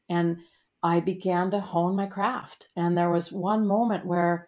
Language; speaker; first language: English; native; English